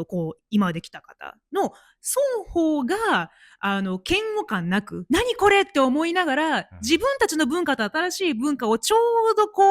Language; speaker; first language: Japanese; native; Japanese